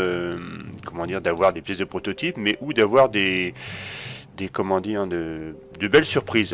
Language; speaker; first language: French; native; French